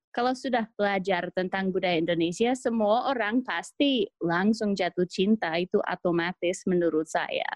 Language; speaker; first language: Indonesian; non-native, fluent; English